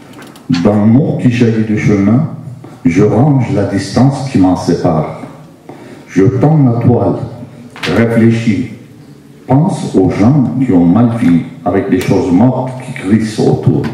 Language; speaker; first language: French; non-native, fluent; Turkish